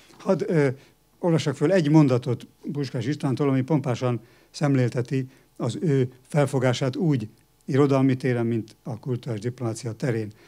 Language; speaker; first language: Hungarian; native; Hungarian